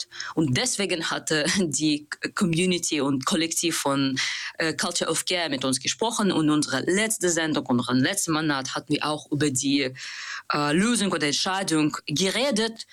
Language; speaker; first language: German; non-native, learner; Russian